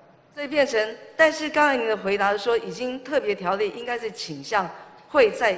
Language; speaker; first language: Chinese; native; Chinese